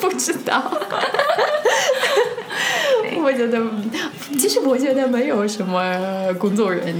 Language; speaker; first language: Chinese; non-native, fluent; Russian